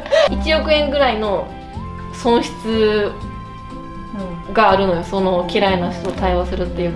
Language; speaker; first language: Japanese; native; Japanese